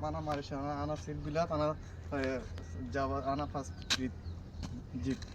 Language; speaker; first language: Arabic; non-native, learner; Bangla